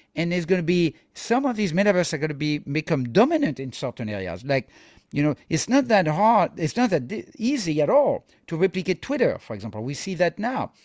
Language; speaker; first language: English; non-native, fluent; French